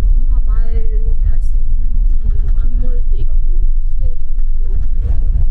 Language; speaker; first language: Korean; non-native, fluent; Arabic